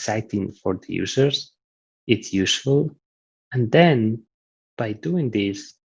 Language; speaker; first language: English; non-native, fluent; Italian